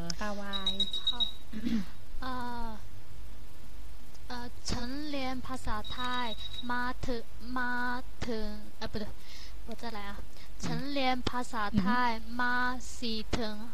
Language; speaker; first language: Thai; non-native, learner; Chinese